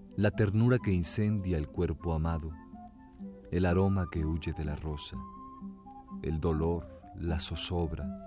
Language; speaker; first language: Spanish; native; Spanish